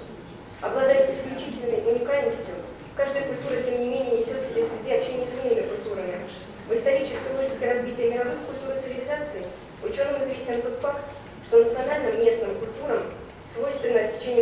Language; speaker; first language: Russian; native; Russian